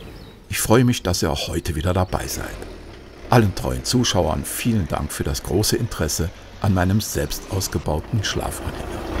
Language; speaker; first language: German; native; German